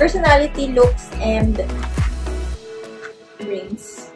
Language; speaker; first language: English; non-native, local second language; Cebuano